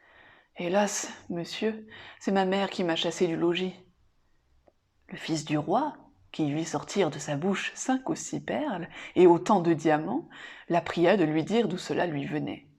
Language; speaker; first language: French; native; French